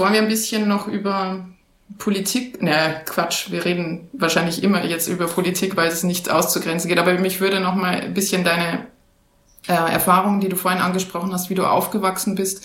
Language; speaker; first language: German; native; German